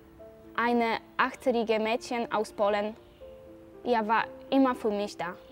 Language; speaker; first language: German; non-native, fluent; Polish